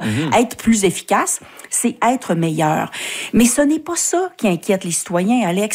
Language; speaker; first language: French; native; French